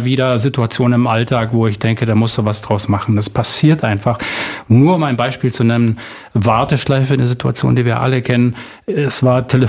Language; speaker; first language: German; native; German